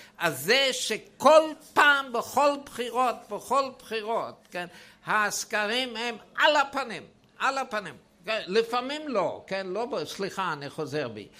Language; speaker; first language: Hebrew; non-native, fluent; German